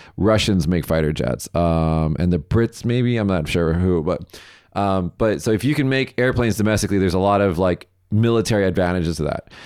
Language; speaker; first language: English; native; English